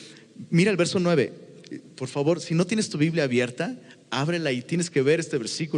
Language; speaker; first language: Spanish; native; Spanish